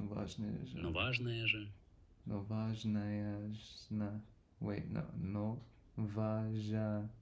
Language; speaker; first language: Russian; non-native, learner; English